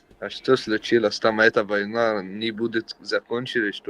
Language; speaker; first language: Russian; non-native, learner; Arabic